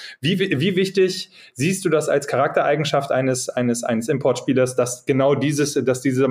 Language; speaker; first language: German; native; German